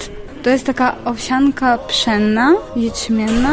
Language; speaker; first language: Polish; non-native, fluent; Ukrainian